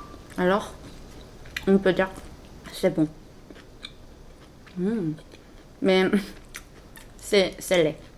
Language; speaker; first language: French; non-native, fluent; Korean